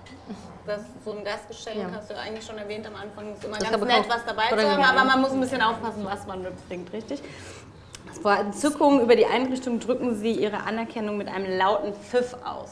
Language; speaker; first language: German; native; German